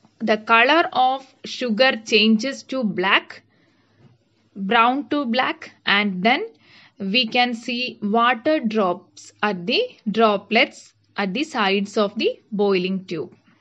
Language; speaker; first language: English; non-native, local second language; Malayalam